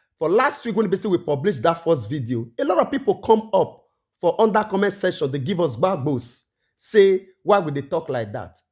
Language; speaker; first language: Nigerian Pidgin; native; Nigerian Pidgin